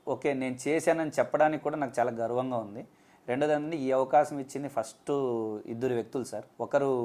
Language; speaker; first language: Telugu; native; Telugu